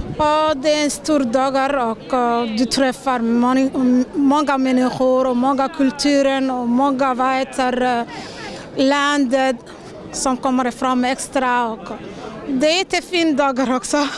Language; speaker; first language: Swedish; non-native, learner; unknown